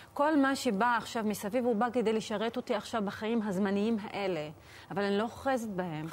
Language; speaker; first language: Hebrew; non-native, local second language; Arabic